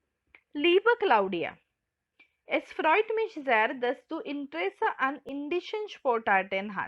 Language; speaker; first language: German; non-native, fluent; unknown